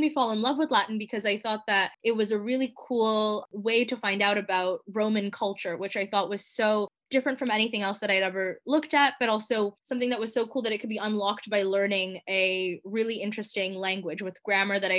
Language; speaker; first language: English; native; English